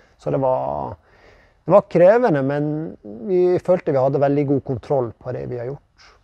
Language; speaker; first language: Norwegian; native; Norwegian